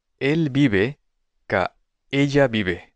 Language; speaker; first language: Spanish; non-native, fluent; Japanese